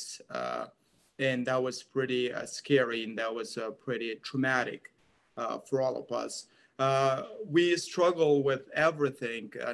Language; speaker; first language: English; non-native, fluent; Persian